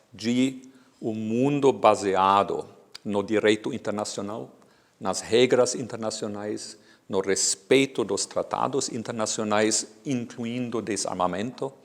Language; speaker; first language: Portuguese; non-native, fluent; German